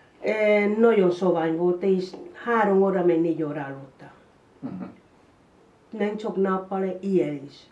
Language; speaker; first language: Hungarian; non-native, learner; Spanish